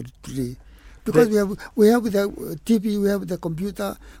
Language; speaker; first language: English; non-native, local second language; Kikuyu